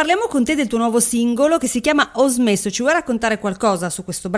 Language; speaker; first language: Italian; native; Italian